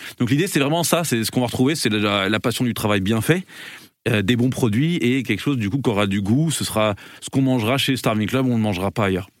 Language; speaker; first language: French; native; French